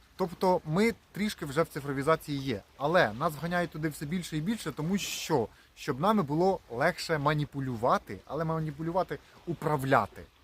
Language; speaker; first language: Ukrainian; non-native, local second language; Russian